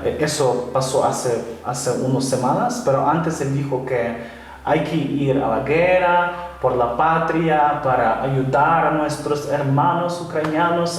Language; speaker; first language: Spanish; non-native, fluent; Ukrainian